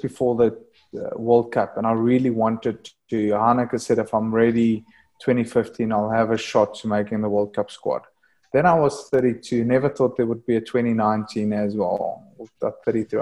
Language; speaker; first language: English; non-native, local second language; Afrikaans